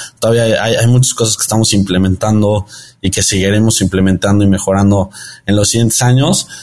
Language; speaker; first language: Spanish; early bilingual, heritage; Spanish